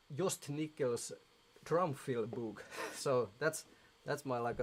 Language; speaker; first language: English; non-native, fluent; Finnish